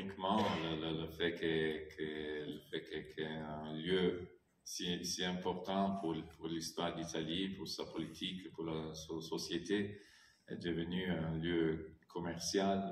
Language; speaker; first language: French; non-native, fluent; Italian